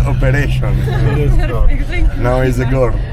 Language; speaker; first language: English; non-native, learner; Italian